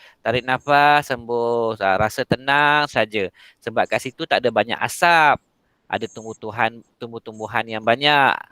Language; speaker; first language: Malay; native; Malay